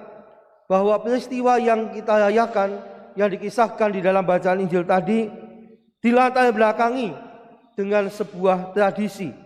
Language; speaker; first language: Indonesian; non-native, local second language; Javanese